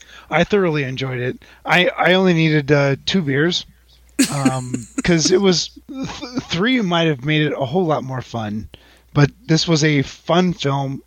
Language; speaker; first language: English; native; English